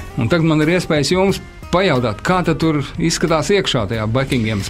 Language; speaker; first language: Latvian; native; Latvian